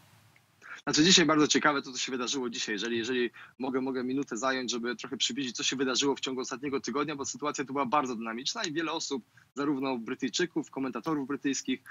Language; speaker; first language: Polish; native; Polish